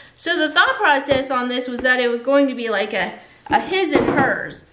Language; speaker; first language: English; native; English